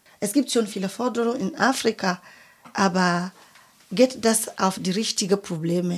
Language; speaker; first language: German; non-native, fluent; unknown